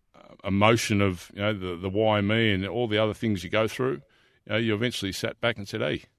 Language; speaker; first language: English; native; English